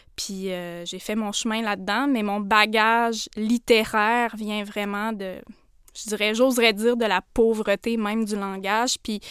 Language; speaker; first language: French; native; French